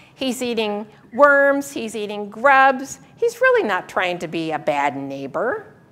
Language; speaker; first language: English; native; English